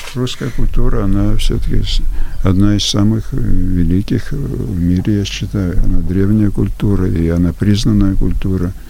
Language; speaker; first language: Russian; early bilingual, heritage; Russian